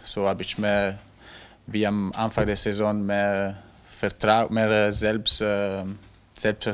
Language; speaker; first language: German; non-native, learner; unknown